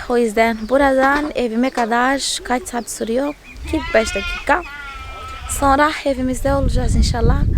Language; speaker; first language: Turkish; non-native, fluent; Portuguese